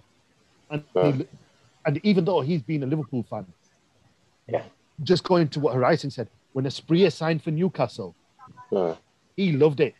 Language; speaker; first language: English; native; English